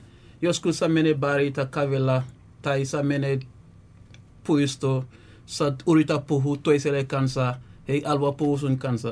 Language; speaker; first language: Finnish; non-native, learner; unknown